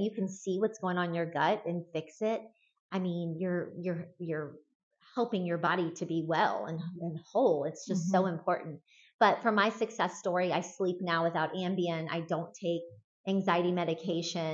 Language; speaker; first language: English; native; English